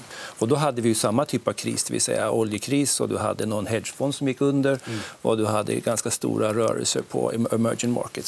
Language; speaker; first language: Swedish; native; Swedish